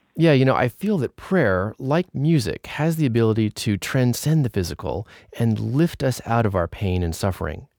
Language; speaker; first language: English; native; English